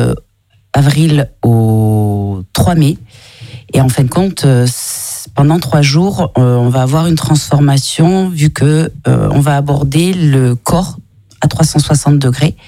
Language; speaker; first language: French; native; French